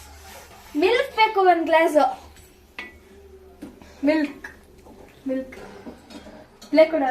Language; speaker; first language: Kannada; native; Kannada